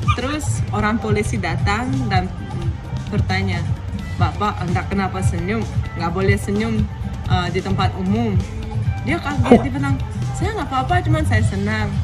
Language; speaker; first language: Indonesian; non-native, fluent; Russian